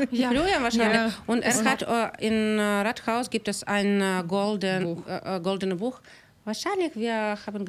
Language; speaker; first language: German; non-native, learner; Ukrainian